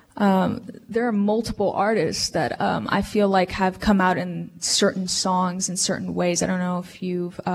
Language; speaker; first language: English; early bilingual, other home language; Spanish